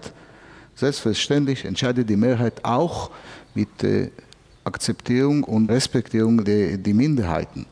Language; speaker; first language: German; non-native, fluent; Hebrew